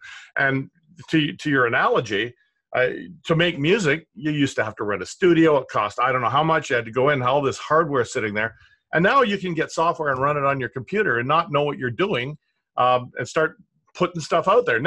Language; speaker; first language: English; native; English